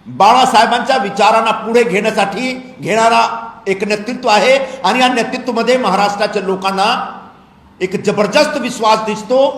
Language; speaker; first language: Marathi; non-native, local second language; Hindi